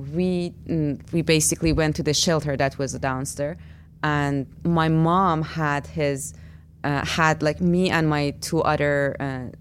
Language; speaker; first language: English; non-native, fluent; Persian